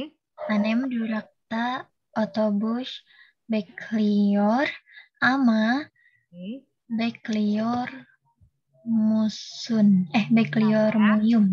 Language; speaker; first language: Turkish; non-native, learner; Indonesian